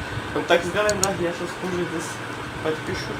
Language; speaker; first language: Russian; non-native, learner; Urdu